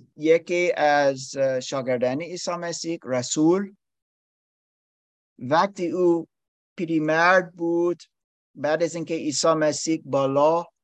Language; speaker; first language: Persian; non-native, learner; English